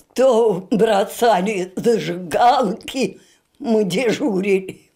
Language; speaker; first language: Russian; native; Russian